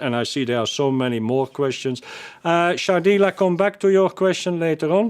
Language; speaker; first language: English; non-native, fluent; Dutch